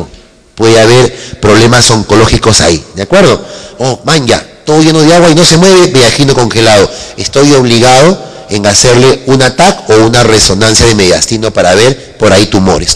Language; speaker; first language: Spanish; native; Spanish